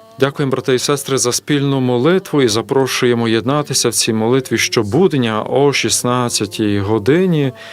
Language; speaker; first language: Ukrainian; native; Ukrainian